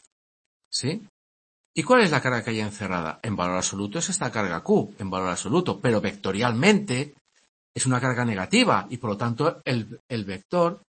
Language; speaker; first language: Spanish; native; Spanish